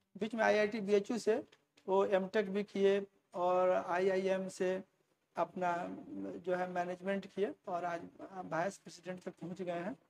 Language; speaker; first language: Hindi; native; Hindi